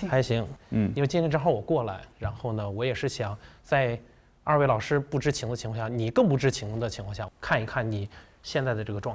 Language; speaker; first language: Chinese; native; Chinese